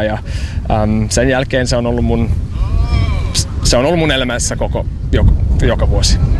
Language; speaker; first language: Finnish; non-native, fluent; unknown